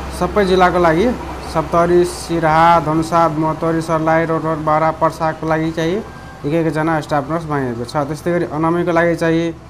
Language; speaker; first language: Nepali; non-native, local second language; Maithili